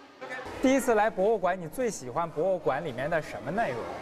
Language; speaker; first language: Chinese; native; Chinese